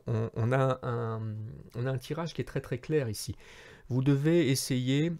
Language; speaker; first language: French; native; French